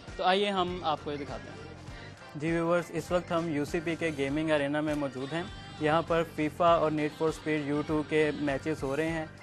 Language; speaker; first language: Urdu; native; Urdu